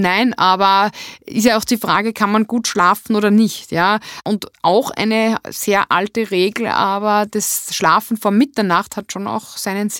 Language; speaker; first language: German; native; German